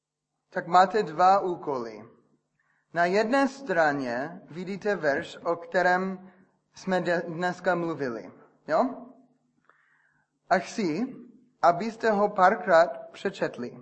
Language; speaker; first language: Czech; non-native, fluent; English